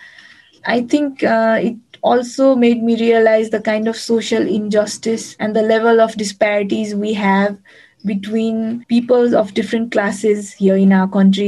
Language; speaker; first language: English; non-native, local second language; Nepali